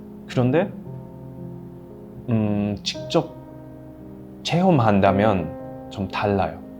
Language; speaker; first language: Korean; non-native, fluent; English